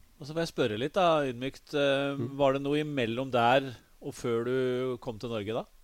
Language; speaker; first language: Norwegian; native; Norwegian